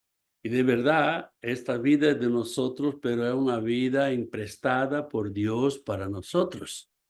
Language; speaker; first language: Spanish; non-native, fluent; Portuguese